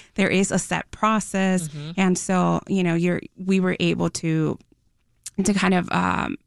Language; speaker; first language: English; non-native, fluent; Spanish